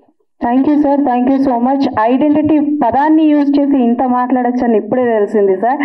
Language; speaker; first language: Telugu; native; Telugu